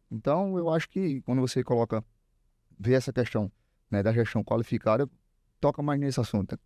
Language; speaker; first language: Portuguese; native; Portuguese